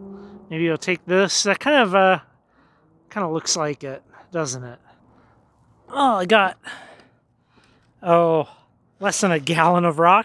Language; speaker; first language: English; native; English